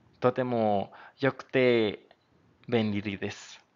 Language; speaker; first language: Japanese; non-native, learner; Spanish